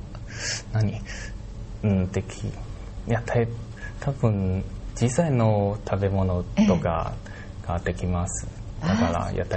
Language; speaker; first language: Japanese; non-native, learner; Chinese